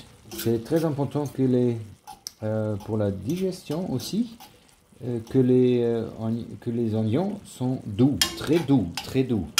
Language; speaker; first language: French; non-native, learner; German